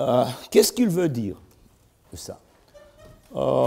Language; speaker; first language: French; non-native, learner; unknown